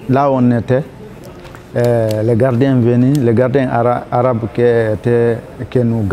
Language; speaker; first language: Spanish; non-native, learner; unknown